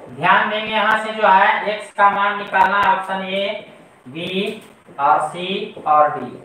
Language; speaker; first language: Hindi; native; Hindi